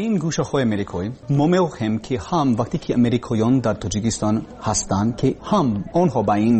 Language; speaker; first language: Persian; non-native, learner; English